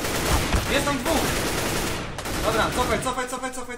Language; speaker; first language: Polish; native; Polish